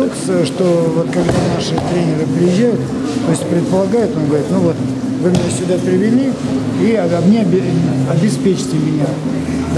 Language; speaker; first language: Russian; native; Russian